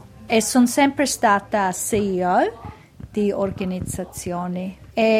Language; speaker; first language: Italian; early bilingual, heritage; Italian